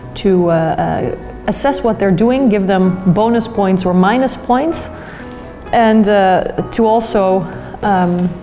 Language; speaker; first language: English; non-native, fluent; Dutch